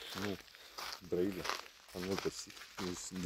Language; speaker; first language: English; non-native, learner; Romanian